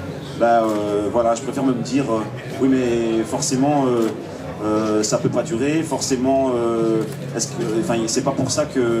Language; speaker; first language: French; native; French